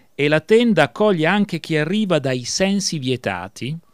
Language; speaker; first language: Italian; native; Italian